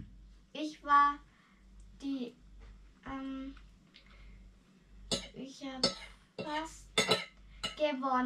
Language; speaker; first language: German; early bilingual, other home language; Thai